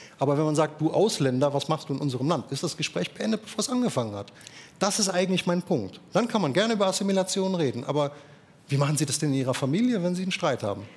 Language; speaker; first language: German; native; German